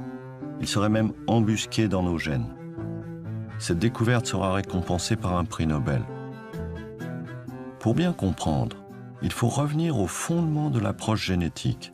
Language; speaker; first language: French; native; French